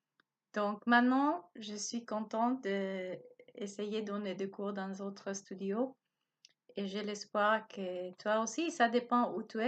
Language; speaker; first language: French; non-native, learner; Spanish